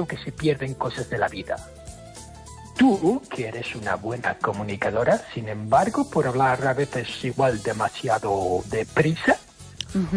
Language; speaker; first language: Spanish; non-native, fluent; English